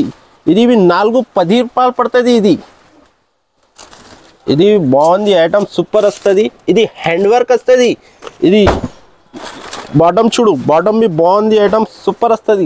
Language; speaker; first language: Telugu; non-native, local second language; Urdu